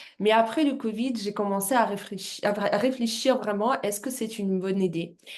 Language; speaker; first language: French; non-native, fluent; Russian